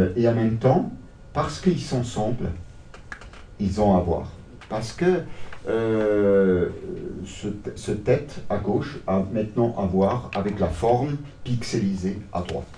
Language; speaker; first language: French; non-native, local second language; German